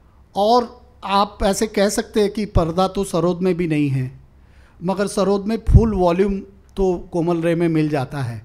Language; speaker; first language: Hindi; native; Hindi